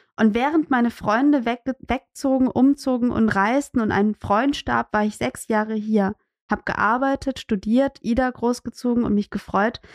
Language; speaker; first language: German; native; German